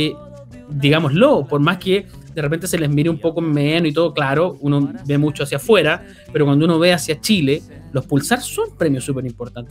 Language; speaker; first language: Spanish; native; Spanish